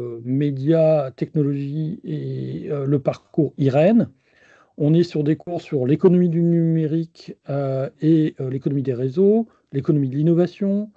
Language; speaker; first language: French; native; French